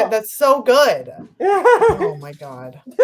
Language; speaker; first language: English; native; English